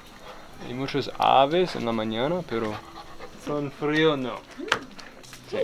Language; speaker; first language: Spanish; non-native, learner; English